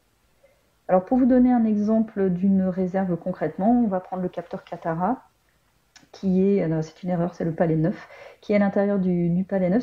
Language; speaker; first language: French; native; French